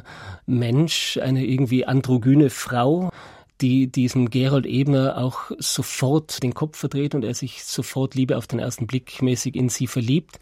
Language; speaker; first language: German; native; German